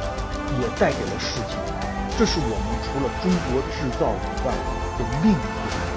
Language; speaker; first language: Chinese; native; Chinese